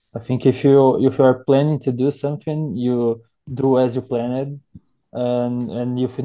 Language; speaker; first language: English; non-native, learner; Portuguese